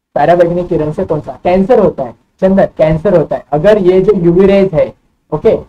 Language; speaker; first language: Hindi; non-native, local second language; Marathi